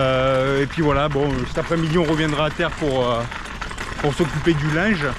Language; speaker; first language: French; native; French